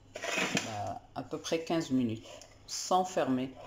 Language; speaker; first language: French; non-native, local second language; Arabic